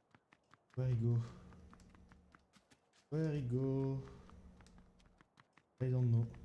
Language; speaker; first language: English; non-native, learner; French